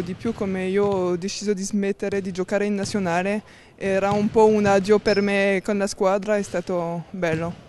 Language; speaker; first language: Italian; non-native, fluent; French